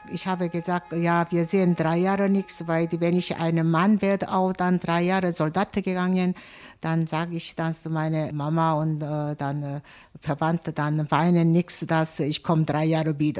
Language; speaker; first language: German; non-native, learner; Korean